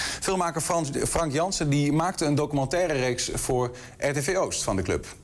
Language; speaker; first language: Dutch; native; Dutch